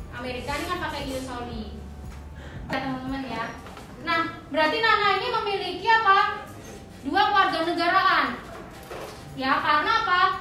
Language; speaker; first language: Indonesian; native; Indonesian